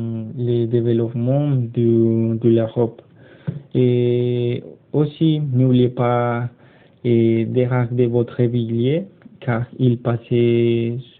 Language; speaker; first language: French; non-native, learner; Spanish